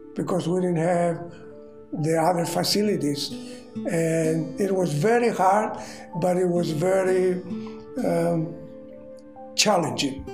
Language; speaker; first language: English; non-native, fluent; Greek